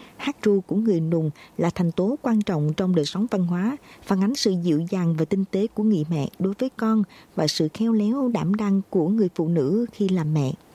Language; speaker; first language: Vietnamese; native; Vietnamese